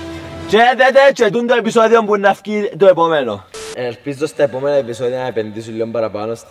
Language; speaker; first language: Greek; native; Greek